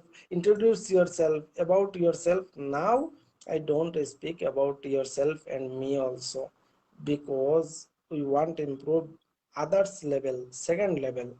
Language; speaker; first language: English; non-native, learner; Bangla